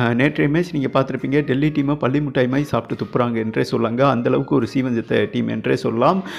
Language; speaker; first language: Tamil; native; Tamil